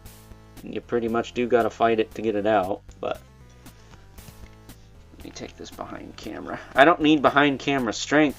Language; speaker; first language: English; native; English